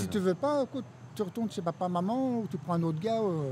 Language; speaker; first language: French; native; French